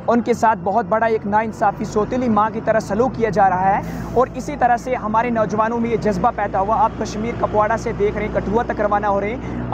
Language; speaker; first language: Hindi; native; Hindi